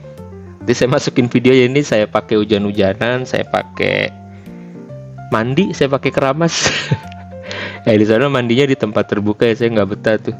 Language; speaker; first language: Indonesian; native; Indonesian